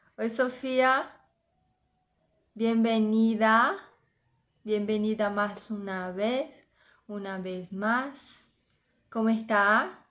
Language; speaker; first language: Spanish; non-native, fluent; Portuguese